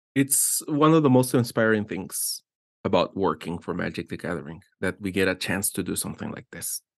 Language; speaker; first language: English; non-native, fluent; Spanish